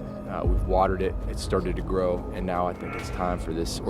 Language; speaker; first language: English; native; English